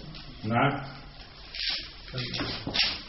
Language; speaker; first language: Arabic; native; Arabic